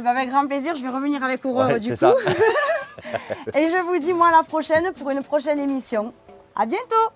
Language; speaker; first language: French; native; French